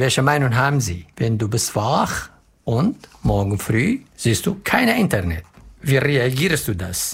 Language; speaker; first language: German; non-native, learner; Arabic